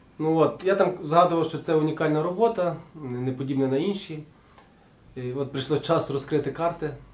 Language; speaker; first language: Ukrainian; native; Ukrainian